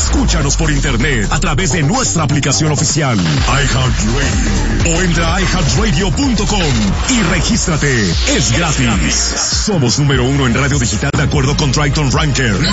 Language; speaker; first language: Spanish; native; Spanish